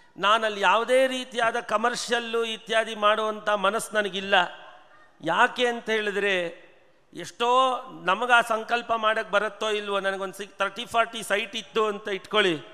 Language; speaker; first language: Kannada; non-native, local second language; Telugu